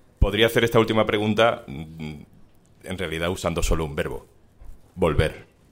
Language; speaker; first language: Spanish; native; Spanish